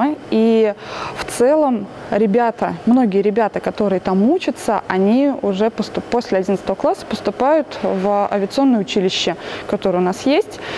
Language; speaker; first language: Russian; native; Russian